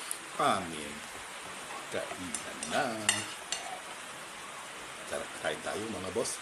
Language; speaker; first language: Filipino; native; Filipino